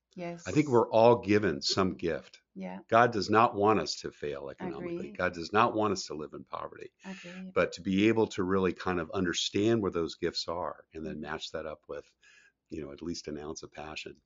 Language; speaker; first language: English; native; English